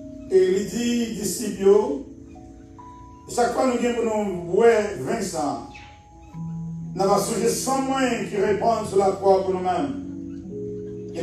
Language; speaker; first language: French; native; French